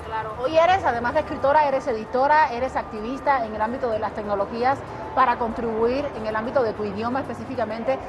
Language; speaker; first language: Spanish; native; Spanish